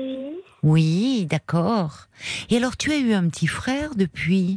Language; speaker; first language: French; native; French